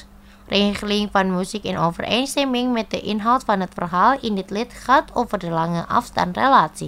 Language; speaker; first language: Dutch; non-native, fluent; Indonesian